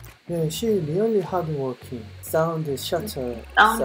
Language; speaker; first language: English; non-native, learner; Korean